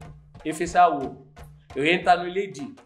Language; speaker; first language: Portuguese; non-native, learner; Yoruba